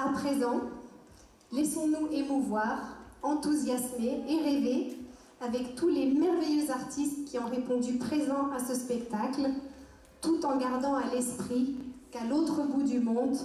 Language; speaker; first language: French; native; French